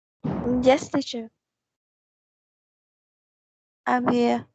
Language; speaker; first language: English; non-native, learner; Vietnamese